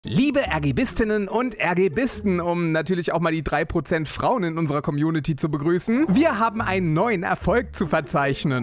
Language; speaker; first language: German; native; German